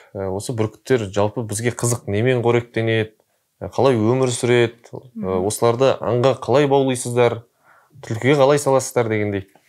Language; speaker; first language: Kazakh; native; Kazakh